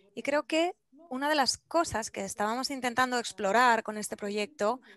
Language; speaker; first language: Spanish; non-native, fluent; Polish